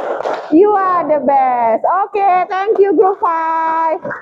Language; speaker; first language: English; non-native, fluent; Indonesian